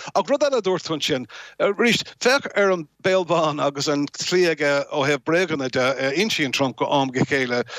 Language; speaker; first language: Irish; non-native, local second language; English